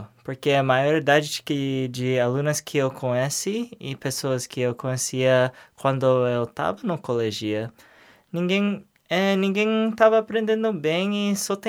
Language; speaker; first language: Portuguese; non-native, learner; English